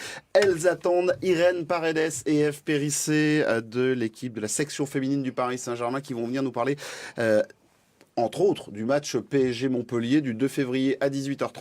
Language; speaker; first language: French; native; French